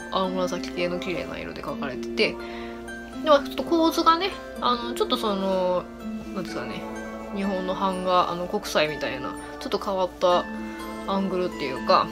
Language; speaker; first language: Japanese; native; Japanese